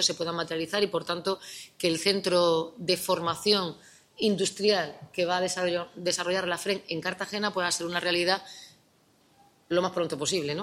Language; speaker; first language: Spanish; native; Spanish